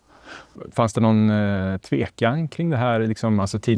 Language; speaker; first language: Swedish; native; Swedish